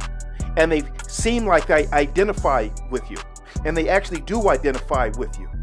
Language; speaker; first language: English; native; English